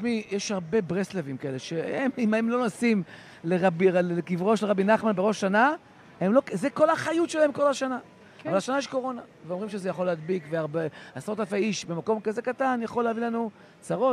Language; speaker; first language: Hebrew; native; Hebrew